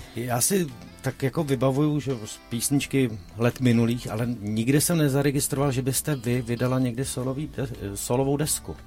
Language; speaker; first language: Czech; native; Czech